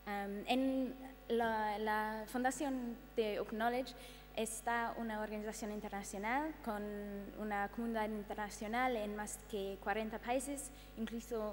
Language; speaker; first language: Spanish; non-native, fluent; English